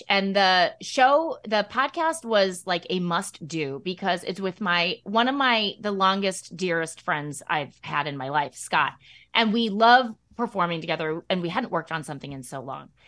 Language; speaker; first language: English; native; English